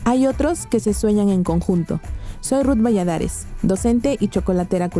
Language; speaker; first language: Spanish; native; Spanish